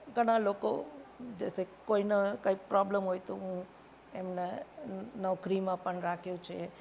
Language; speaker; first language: Gujarati; non-native, local second language; Tamil